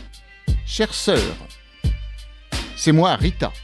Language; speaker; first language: French; non-native, learner; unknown